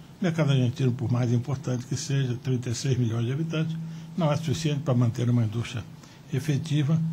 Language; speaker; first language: Portuguese; native; Portuguese